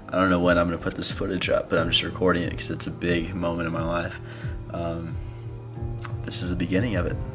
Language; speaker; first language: English; native; English